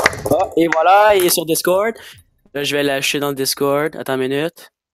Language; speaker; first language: French; native; French